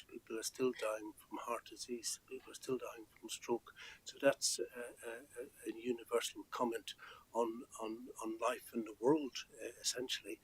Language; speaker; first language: English; native; English